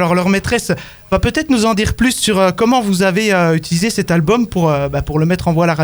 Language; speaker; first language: French; native; French